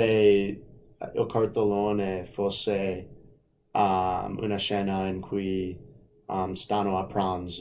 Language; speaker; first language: Italian; non-native, fluent; English